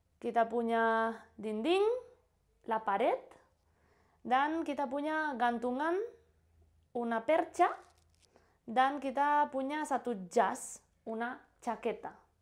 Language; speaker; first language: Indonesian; non-native, fluent; Spanish